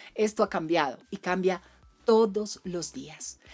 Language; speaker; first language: Spanish; native; Spanish